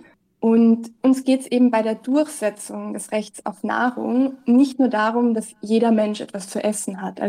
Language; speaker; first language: German; native; German